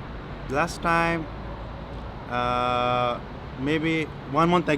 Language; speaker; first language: English; non-native, learner; Persian